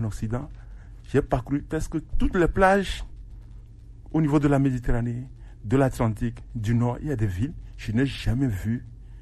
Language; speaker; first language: French; non-native, local second language; Ewe